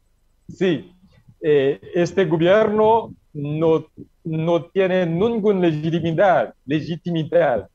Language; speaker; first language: Spanish; non-native, learner; Haitian Creole